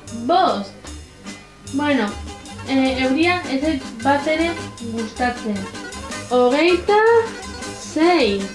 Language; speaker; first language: Basque; non-native, local second language; Spanish